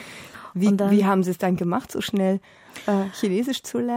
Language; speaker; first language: German; native; German